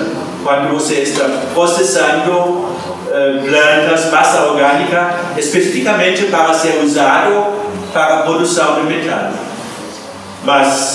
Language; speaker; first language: Portuguese; non-native, fluent; German